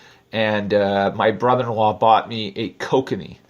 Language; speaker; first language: English; native; English